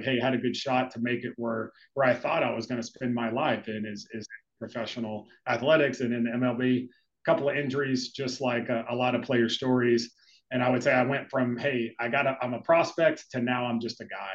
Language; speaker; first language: English; native; English